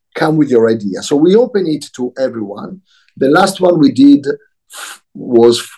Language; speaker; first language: English; non-native, fluent; Italian